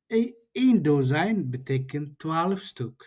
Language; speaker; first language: Dutch; non-native, learner; Tigrinya